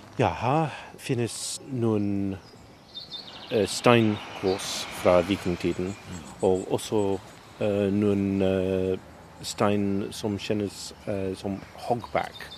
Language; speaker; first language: Norwegian; non-native, learner; English